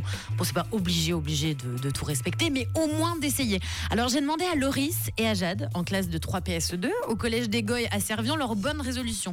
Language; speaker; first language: French; native; French